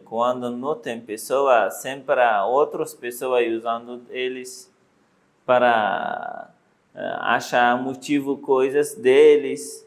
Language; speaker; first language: Portuguese; non-native, learner; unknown